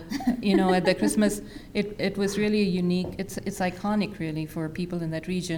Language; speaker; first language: English; non-native, local second language; Tamil